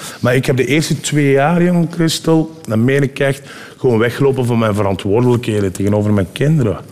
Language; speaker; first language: Dutch; early bilingual, other home language; Turkish